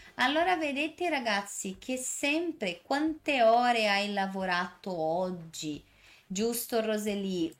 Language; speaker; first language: Italian; non-native, fluent; Portuguese